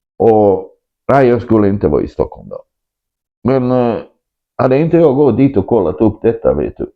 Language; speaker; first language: Swedish; non-native, fluent; Croatian